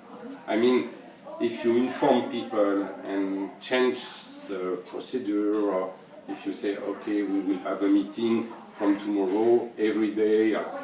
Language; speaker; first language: English; non-native, learner; French